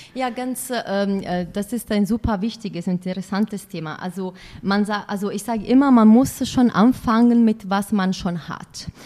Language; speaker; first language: German; non-native, fluent; Italian